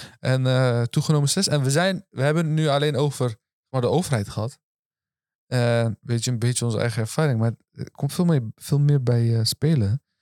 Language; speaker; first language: Dutch; early bilingual, other home language; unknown